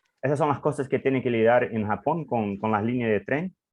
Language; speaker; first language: Spanish; non-native, learner; English